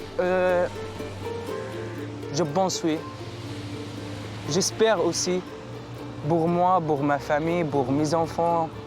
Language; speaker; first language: French; non-native, learner; Arabic